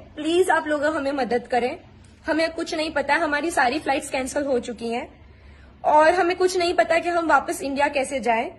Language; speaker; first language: Hindi; non-native, local second language; Gujarati